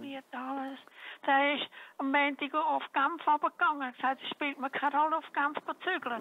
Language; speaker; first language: German; native; German